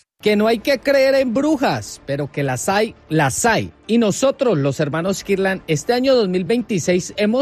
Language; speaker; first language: Spanish; native; Spanish